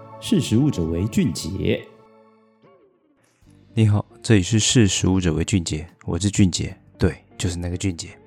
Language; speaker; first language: Chinese; native; Chinese